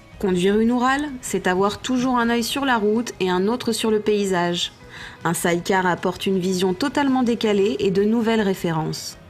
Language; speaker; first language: French; native; French